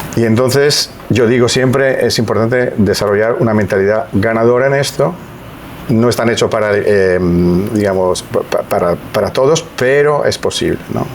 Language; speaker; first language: Spanish; non-native, fluent; Italian